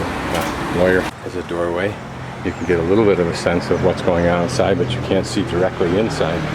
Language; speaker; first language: English; native; English